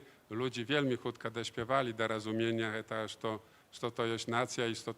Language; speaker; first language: Polish; non-native, learner; Belarusian